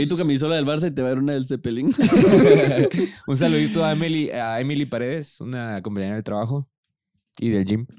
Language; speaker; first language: Spanish; native; Spanish